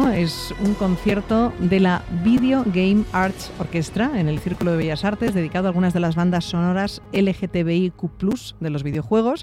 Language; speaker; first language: Spanish; native; Spanish